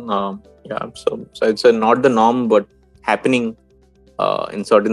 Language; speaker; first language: English; non-native, local second language; Odia